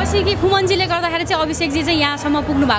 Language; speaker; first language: Nepali; native; Nepali